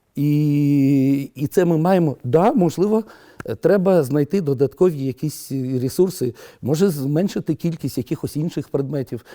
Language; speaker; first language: Ukrainian; non-native, local second language; Romanian